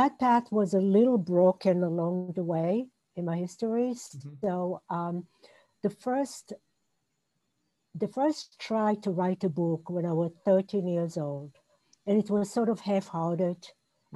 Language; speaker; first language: English; non-native, fluent; Hebrew